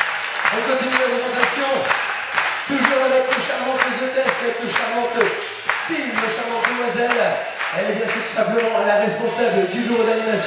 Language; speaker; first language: French; native; French